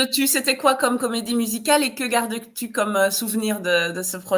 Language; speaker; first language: French; native; French